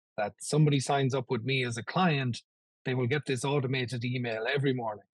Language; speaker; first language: English; native; English